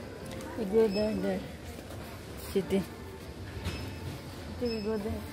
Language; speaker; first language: English; non-native, learner; Filipino